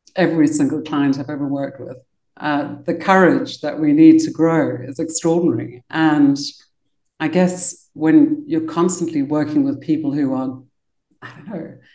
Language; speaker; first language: English; native; English